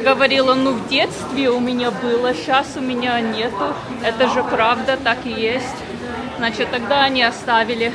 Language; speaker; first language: Russian; early bilingual, heritage; Russian